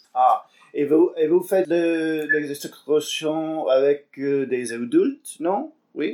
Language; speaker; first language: French; non-native, learner; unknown